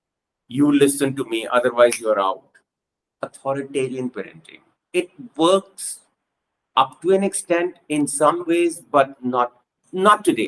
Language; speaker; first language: English; non-native, local second language; Punjabi